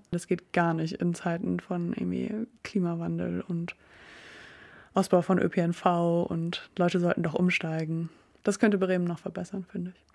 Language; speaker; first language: German; native; German